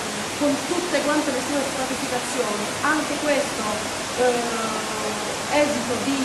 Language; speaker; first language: Italian; native; Italian